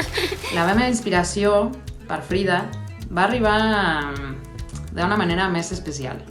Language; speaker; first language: Catalan; non-native, fluent; Spanish